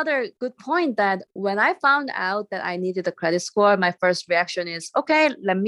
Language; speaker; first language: English; non-native, fluent; Korean